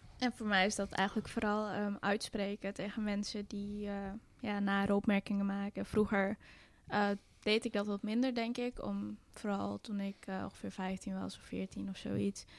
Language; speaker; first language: Dutch; early bilingual, other home language; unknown